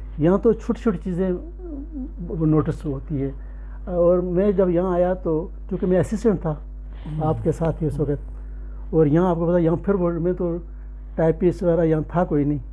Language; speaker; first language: Urdu; non-native, local second language; Pahari-Potwari